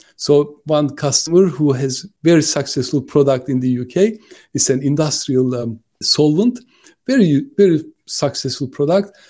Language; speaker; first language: English; non-native, fluent; Turkish